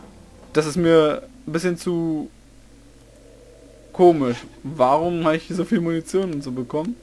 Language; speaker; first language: German; native; German